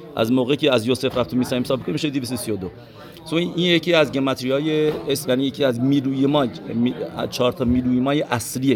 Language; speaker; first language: Persian; native; Persian